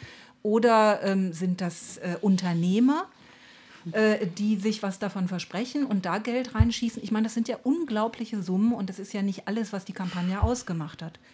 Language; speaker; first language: German; native; German